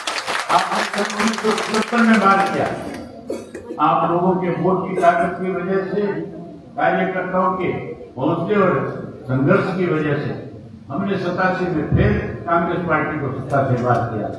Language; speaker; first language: Hindi; native; Hindi